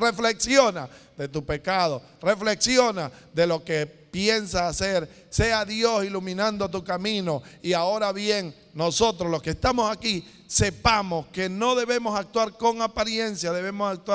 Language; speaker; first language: Spanish; native; Spanish